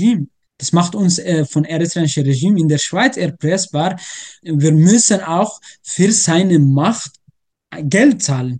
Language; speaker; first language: German; non-native, learner; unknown